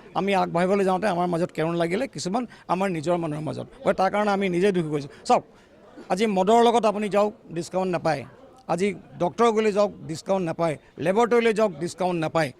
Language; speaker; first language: Assamese; native; Assamese